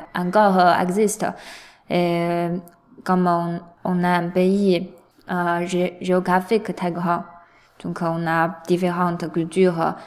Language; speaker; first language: French; non-native, learner; Chinese